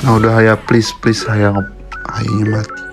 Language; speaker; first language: Indonesian; native; Indonesian